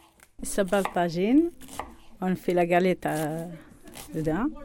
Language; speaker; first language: French; non-native, learner; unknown